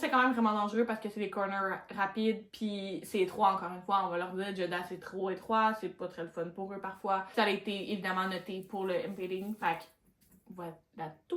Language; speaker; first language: French; native; French